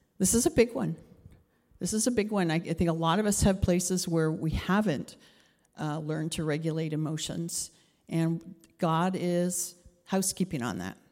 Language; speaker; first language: English; native; English